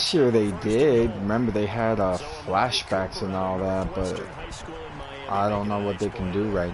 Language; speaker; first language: English; native; English